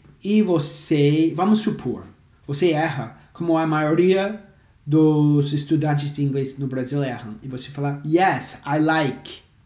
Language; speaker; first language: Portuguese; non-native, fluent; English